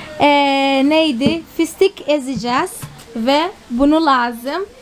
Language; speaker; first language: Turkish; non-native, fluent; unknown